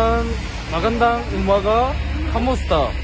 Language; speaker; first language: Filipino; non-native, learner; Korean